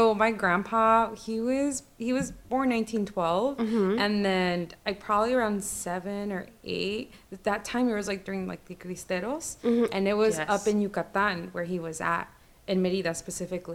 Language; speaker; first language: English; native; English